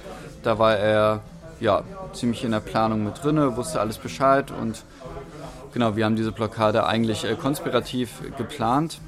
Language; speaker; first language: German; native; German